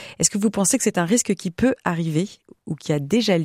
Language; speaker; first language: French; native; French